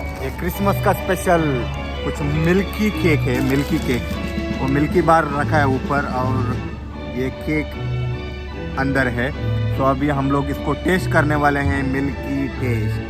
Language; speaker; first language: Hindi; non-native, local second language; Kannada